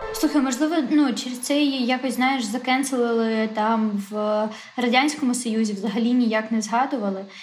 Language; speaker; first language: Ukrainian; native; Ukrainian